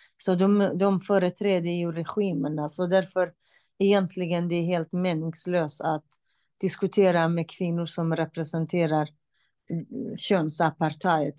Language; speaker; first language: Swedish; non-native, fluent; Central Kurdish